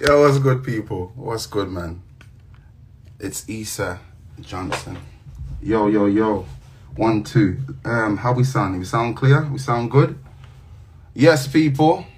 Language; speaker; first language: English; native; English